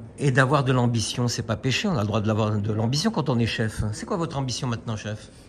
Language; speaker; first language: French; native; French